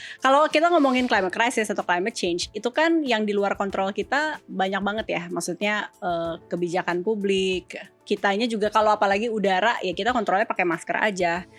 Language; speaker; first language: Indonesian; native; Indonesian